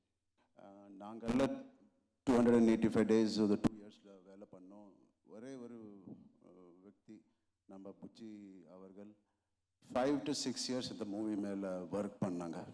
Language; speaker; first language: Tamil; non-native, local second language; Telugu